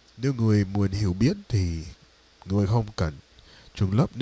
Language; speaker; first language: Vietnamese; non-native, learner; English